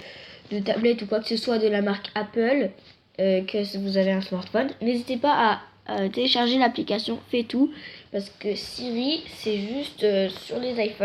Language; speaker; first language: French; native; French